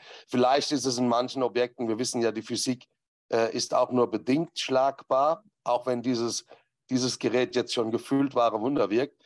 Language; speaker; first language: German; native; German